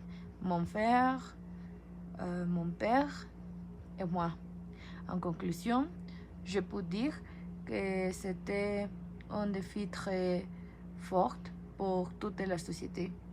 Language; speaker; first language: French; non-native, learner; Spanish